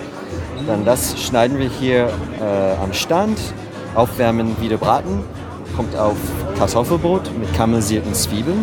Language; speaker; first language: German; non-native, fluent; French